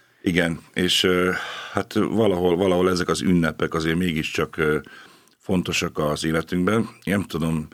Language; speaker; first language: Hungarian; native; Hungarian